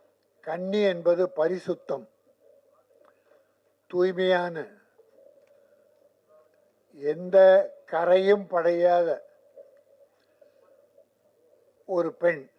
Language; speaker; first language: Tamil; native; Tamil